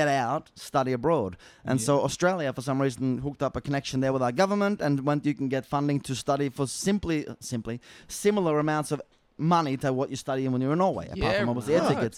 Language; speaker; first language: English; non-native, fluent; Norwegian